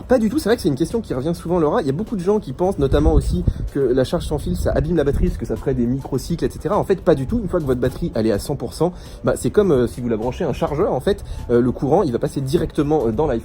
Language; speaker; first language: French; native; French